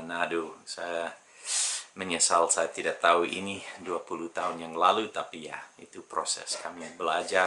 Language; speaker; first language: Indonesian; non-native, fluent; English